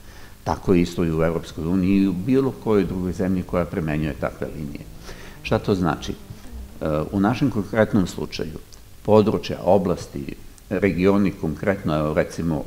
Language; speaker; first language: Serbian; native; Serbian